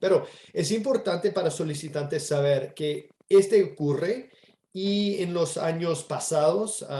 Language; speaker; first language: Spanish; non-native, fluent; English